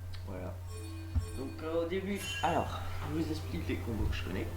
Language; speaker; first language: French; native; French